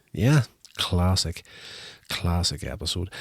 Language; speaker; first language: English; native; English